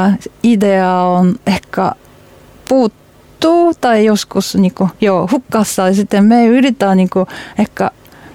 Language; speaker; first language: Finnish; non-native, learner; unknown